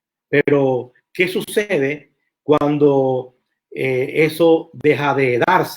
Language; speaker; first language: Spanish; native; Spanish